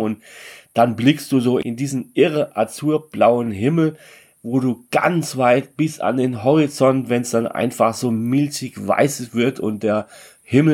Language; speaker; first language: German; native; German